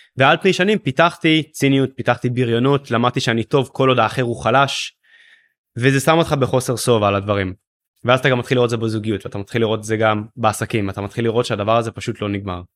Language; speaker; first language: Hebrew; native; Hebrew